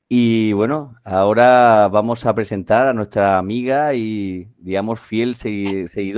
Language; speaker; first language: Spanish; native; Spanish